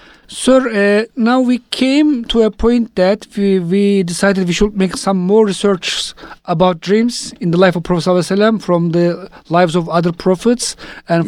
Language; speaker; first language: English; non-native, fluent; Turkish